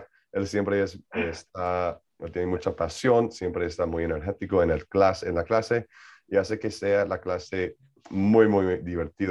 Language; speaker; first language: Spanish; non-native, learner; English